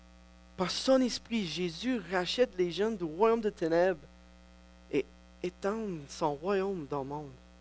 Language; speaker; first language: French; non-native, local second language; English